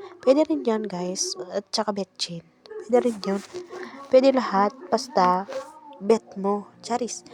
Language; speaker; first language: Filipino; non-native, local second language; Iloko